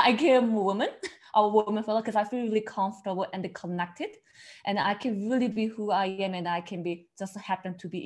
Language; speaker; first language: English; non-native, learner; Korean